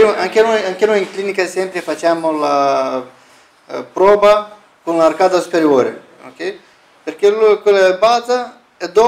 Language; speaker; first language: Italian; non-native, learner; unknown